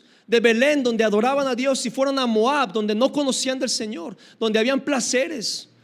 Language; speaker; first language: Spanish; native; Spanish